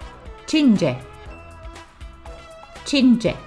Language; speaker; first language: Turkish; non-native, fluent; English